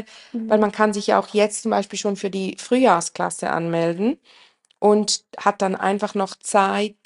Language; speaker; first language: German; native; German